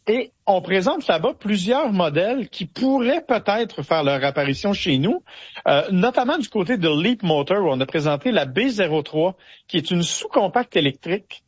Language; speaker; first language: French; native; French